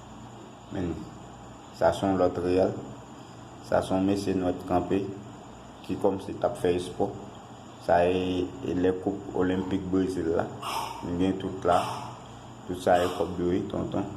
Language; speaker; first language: French; non-native, learner; Haitian Creole